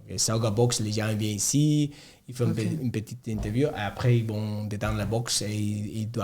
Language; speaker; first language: French; non-native, learner; Spanish